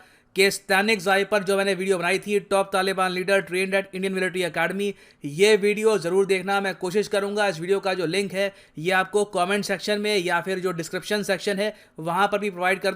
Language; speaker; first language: Hindi; native; Hindi